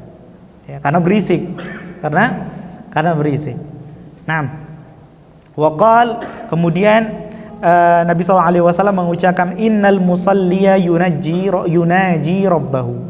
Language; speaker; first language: Indonesian; native; Indonesian